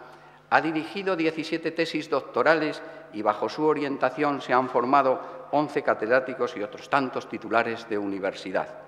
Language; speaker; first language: Spanish; native; Spanish